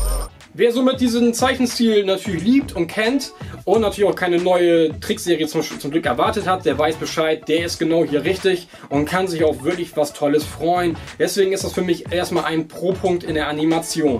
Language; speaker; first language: German; native; German